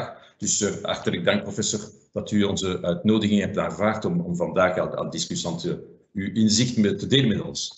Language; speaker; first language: Dutch; non-native, fluent; French